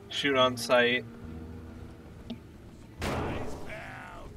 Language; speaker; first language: English; native; English